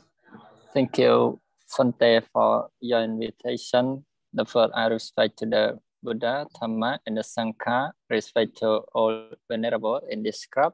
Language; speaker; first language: English; non-native, learner; Khmer